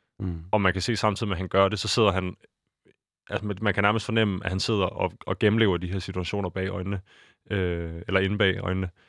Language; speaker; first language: Danish; native; Danish